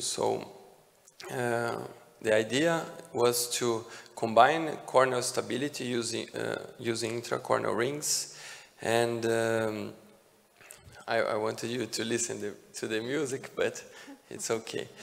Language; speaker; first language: English; non-native, fluent; Portuguese